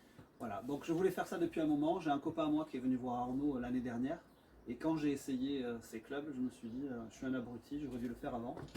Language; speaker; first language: French; native; French